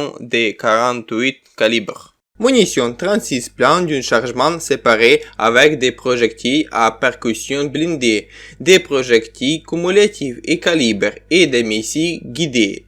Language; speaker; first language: French; non-native, learner; Ukrainian